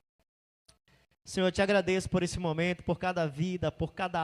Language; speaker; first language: Portuguese; native; Portuguese